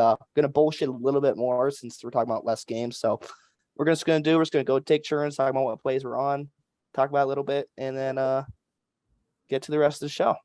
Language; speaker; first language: English; native; English